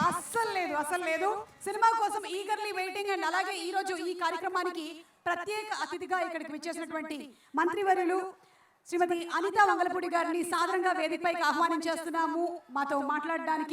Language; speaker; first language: Telugu; native; Telugu